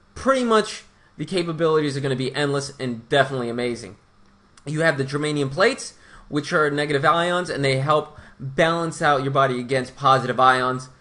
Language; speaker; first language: English; non-native, fluent; Portuguese